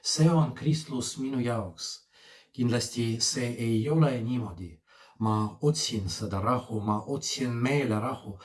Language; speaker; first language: Estonian; non-native, fluent; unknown